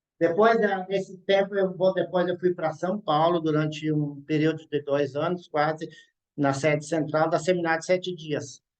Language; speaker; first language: Portuguese; native; Portuguese